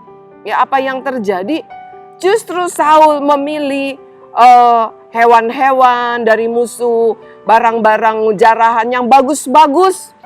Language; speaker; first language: Indonesian; native; Indonesian